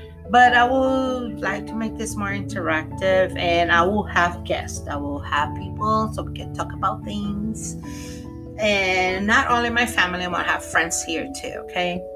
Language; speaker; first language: English; non-native, local second language; Spanish